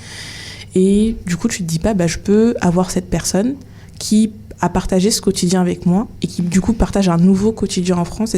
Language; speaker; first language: French; native; French